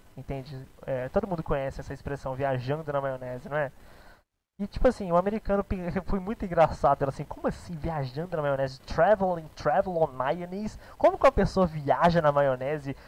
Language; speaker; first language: Portuguese; native; Portuguese